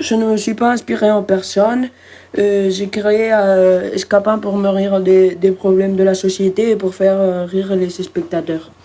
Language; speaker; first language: French; non-native, learner; Spanish